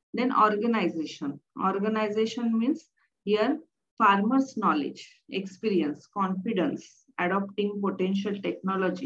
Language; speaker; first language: English; non-native, local second language; Marathi